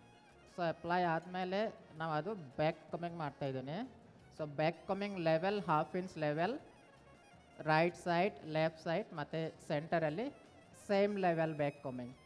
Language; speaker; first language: Kannada; non-native, learner; Bangla